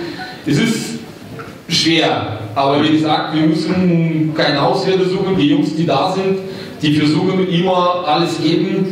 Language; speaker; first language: German; non-native, fluent; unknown